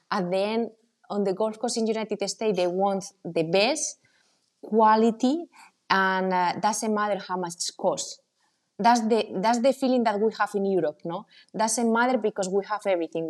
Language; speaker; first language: English; non-native, fluent; Spanish